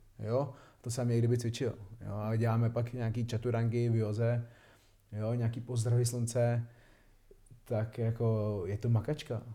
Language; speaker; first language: Czech; non-native, fluent; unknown